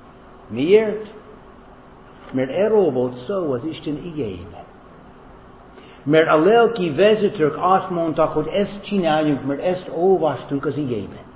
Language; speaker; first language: Hungarian; non-native, fluent; German